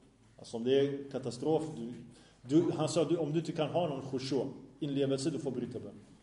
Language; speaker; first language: Swedish; early bilingual, other home language; Arabic